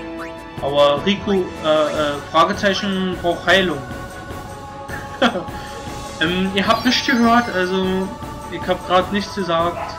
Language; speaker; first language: German; native; German